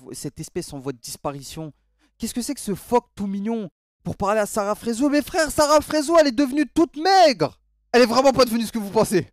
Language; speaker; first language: French; native; French